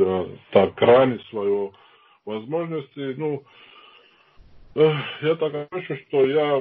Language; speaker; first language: Russian; non-native, fluent; Georgian